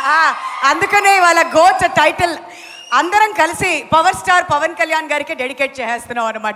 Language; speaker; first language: Telugu; native; Telugu